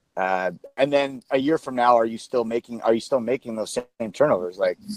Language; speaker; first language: English; native; English